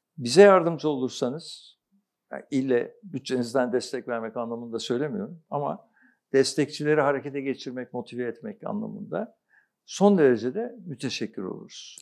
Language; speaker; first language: Turkish; native; Turkish